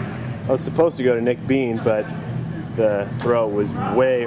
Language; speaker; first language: English; native; English